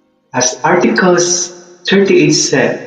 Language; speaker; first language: English; non-native, local second language; Filipino